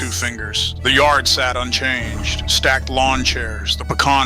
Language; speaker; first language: English; native; English